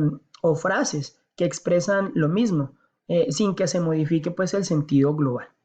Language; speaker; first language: Spanish; native; Spanish